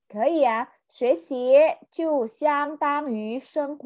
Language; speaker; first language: Chinese; non-native, fluent; Indonesian